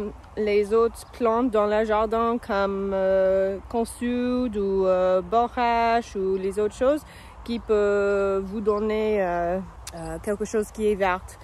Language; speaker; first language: French; non-native, fluent; English